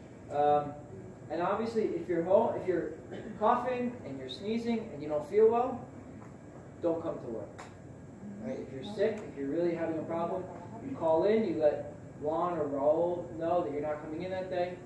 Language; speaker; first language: English; native; English